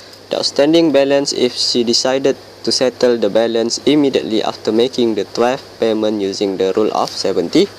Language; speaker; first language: English; non-native, local second language; Malay